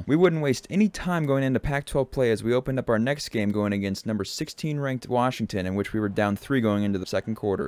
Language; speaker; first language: English; native; English